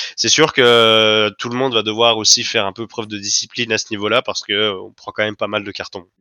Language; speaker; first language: French; native; French